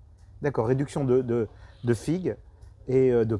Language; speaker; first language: French; native; French